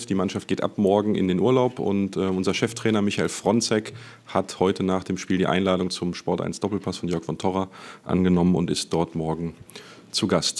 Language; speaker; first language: German; native; German